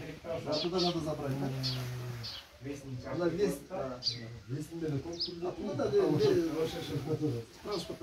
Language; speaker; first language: Russian; non-native, learner; Kyrgyz